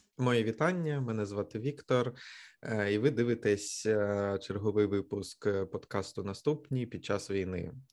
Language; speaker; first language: Ukrainian; native; Ukrainian